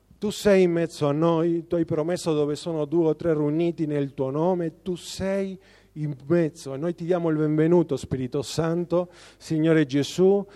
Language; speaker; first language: Italian; non-native, fluent; Spanish